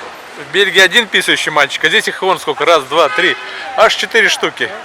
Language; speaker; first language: Russian; native; Russian